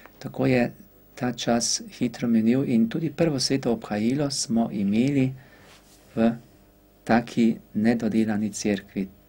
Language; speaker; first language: Slovenian; native; Slovenian